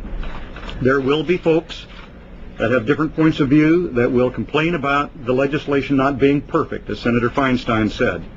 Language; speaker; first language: English; native; English